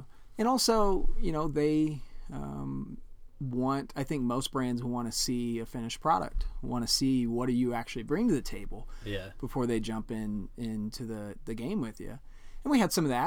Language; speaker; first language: English; native; English